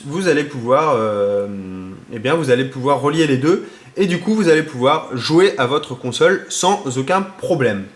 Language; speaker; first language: French; native; French